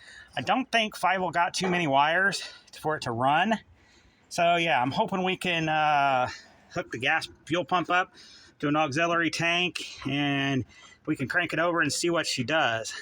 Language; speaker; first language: English; native; English